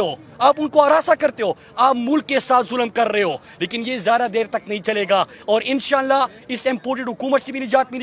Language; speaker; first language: Urdu; native; Urdu